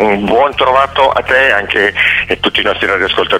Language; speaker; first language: Italian; native; Italian